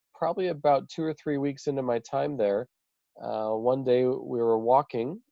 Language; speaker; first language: English; native; English